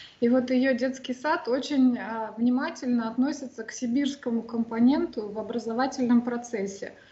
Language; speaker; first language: Russian; native; Russian